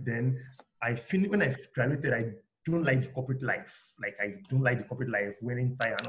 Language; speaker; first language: English; non-native, local second language; Yoruba